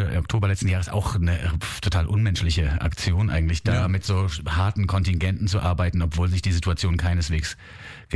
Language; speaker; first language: German; native; German